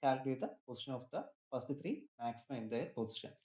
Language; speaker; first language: English; non-native, local second language; Malayalam